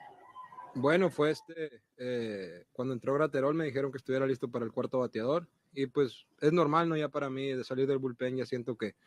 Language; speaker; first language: Spanish; native; Spanish